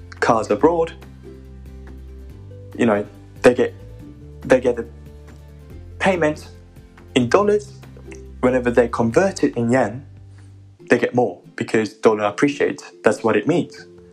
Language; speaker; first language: English; non-native, fluent; Japanese